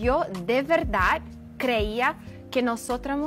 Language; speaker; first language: Spanish; non-native, learner; Portuguese